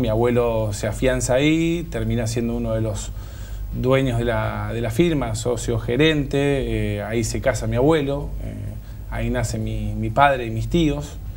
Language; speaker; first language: Spanish; native; Spanish